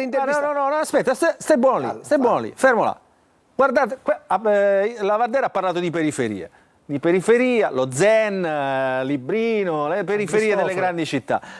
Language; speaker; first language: Italian; native; Italian